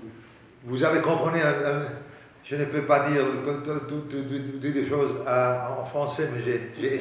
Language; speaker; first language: French; non-native, learner; Hebrew